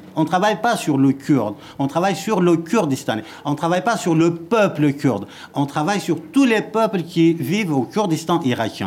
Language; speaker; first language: French; non-native, fluent; Kurdish